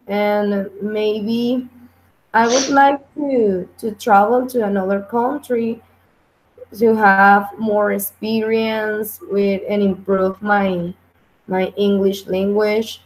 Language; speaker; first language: English; non-native, learner; Spanish